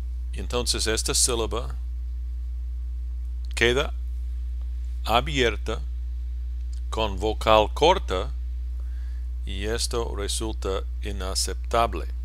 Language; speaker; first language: Spanish; non-native, fluent; English